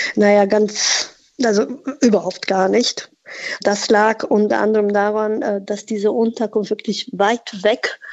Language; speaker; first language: German; non-native, fluent; Albanian